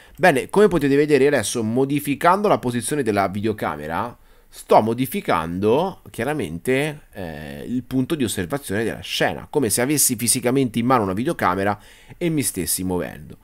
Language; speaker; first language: Italian; native; Italian